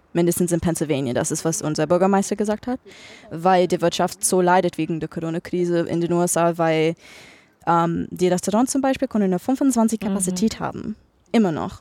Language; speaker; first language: German; non-native, fluent; English